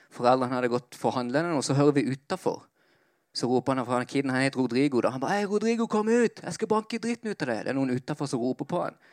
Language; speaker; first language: Norwegian; early bilingual, other home language; Spanish